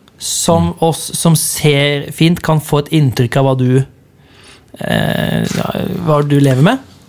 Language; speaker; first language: Norwegian; native; Norwegian